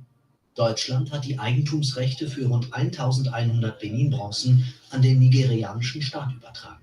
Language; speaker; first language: German; native; German